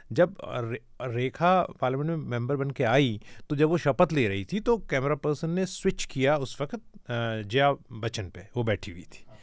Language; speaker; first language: Hindi; native; Hindi